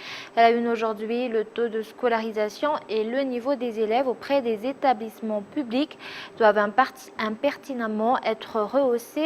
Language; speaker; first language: French; non-native, local second language; Malagasy